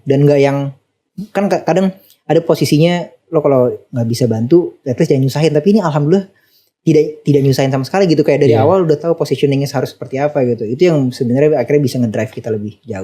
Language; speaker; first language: Indonesian; native; Indonesian